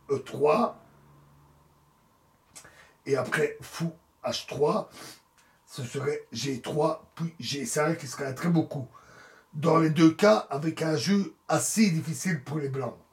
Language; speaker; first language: French; native; French